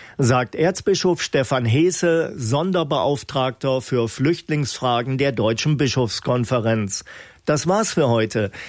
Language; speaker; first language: German; native; German